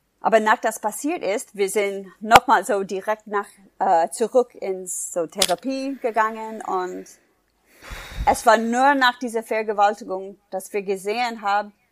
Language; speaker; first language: German; non-native, fluent; English